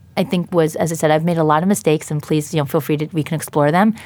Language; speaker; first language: English; native; English